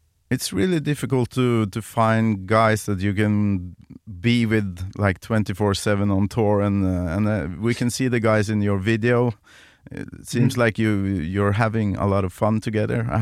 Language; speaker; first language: English; non-native, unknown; Norwegian